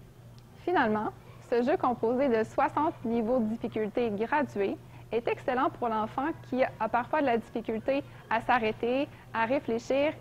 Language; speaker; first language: French; native; French